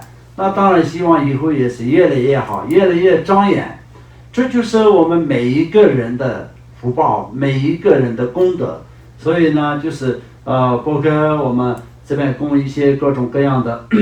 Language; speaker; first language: Chinese; non-native, local second language; Tibetan